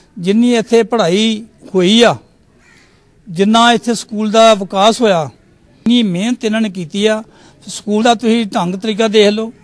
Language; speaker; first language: Punjabi; native; Punjabi